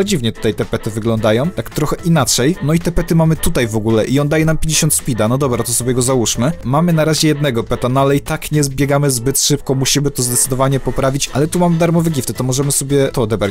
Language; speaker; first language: Polish; native; Polish